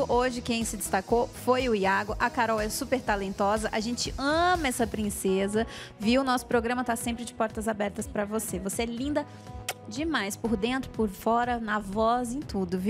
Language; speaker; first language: Portuguese; native; Portuguese